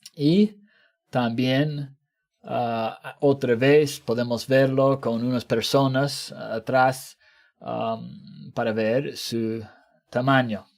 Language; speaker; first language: Spanish; non-native, fluent; English